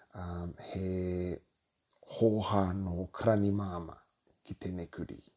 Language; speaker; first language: Māori; native; Māori